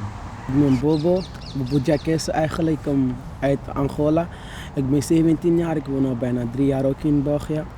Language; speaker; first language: Dutch; non-native, learner; Portuguese